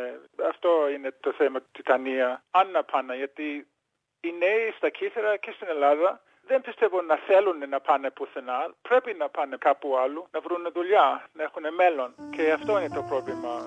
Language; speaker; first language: Greek; early bilingual, heritage; English